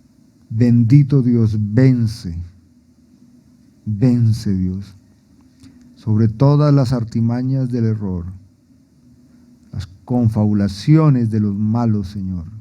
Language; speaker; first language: Spanish; native; Spanish